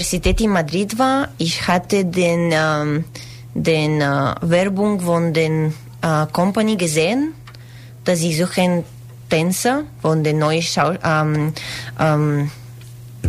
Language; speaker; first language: German; non-native, learner; Spanish